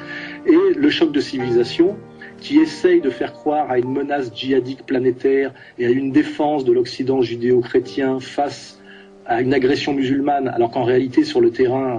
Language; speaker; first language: French; native; French